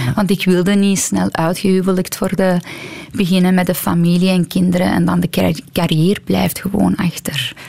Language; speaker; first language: Dutch; non-native, fluent; Persian